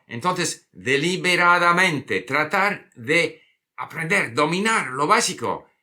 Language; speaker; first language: Spanish; non-native, fluent; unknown